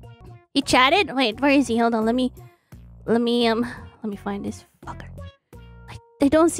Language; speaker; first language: English; non-native, fluent; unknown